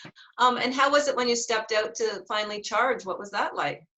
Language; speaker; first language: English; native; English